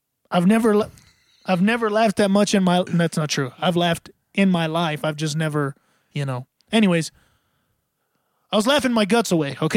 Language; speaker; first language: English; native; English